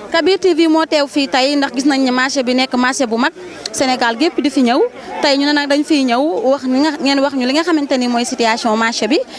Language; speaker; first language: Wolof; native; Wolof